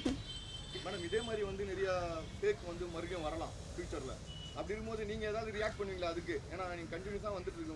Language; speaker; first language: Tamil; native; Tamil